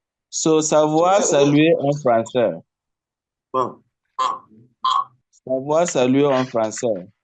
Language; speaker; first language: French; non-native, learner; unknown